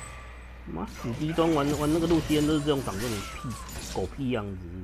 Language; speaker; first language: Chinese; native; Chinese